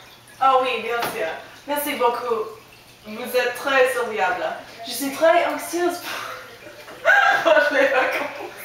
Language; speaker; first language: French; non-native, learner; English